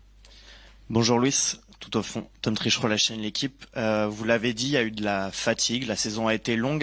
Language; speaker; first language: French; native; French